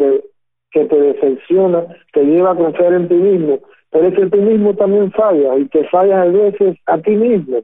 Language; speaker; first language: Spanish; native; Spanish